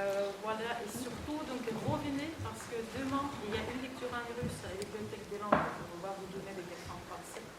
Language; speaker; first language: French; non-native, fluent; Russian